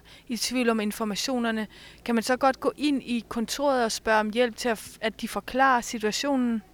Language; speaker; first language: Danish; native; Danish